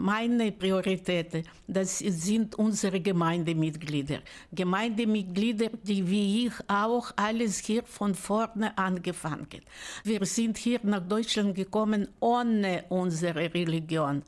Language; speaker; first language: German; non-native, learner; Russian